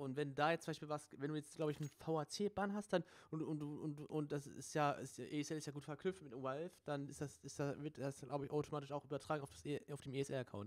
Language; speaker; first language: German; native; German